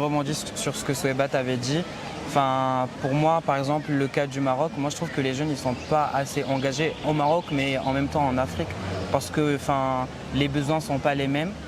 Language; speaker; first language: French; non-native, local second language; Arabic